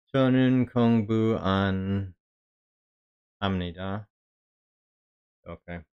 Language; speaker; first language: Korean; non-native, learner; English